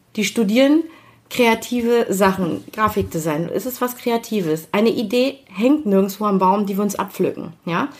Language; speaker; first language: German; native; German